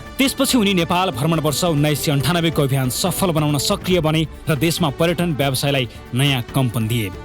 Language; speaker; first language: Nepali; native; Nepali